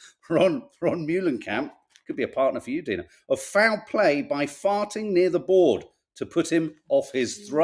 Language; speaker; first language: English; native; English